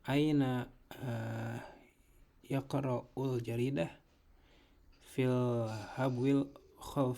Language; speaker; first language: Arabic; non-native, learner; Indonesian